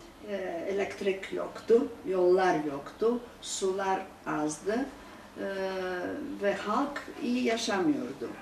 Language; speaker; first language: Turkish; non-native, local second language; Greek